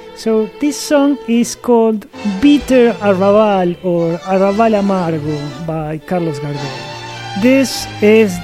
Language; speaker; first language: English; non-native, fluent; Spanish